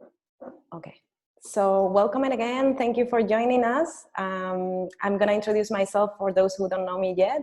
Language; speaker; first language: English; non-native, fluent; Spanish